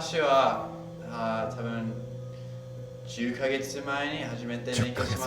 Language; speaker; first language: Japanese; non-native, learner; English